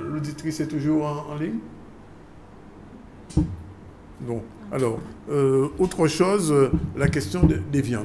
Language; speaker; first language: French; native; French